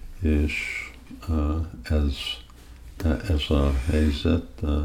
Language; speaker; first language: Hungarian; early bilingual, heritage; Hungarian